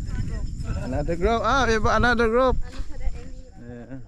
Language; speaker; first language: English; non-native, learner; Filipino